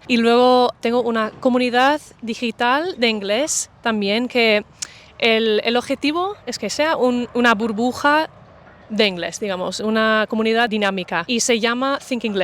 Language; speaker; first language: Spanish; non-native, fluent; English